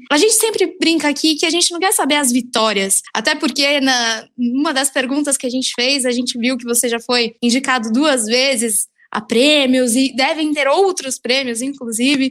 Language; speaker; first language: Portuguese; native; Portuguese